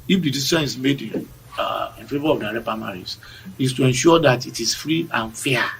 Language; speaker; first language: English; non-native, local second language; Yoruba